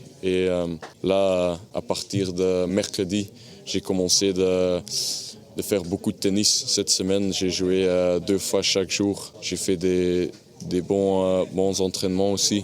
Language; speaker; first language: French; non-native, fluent; Dutch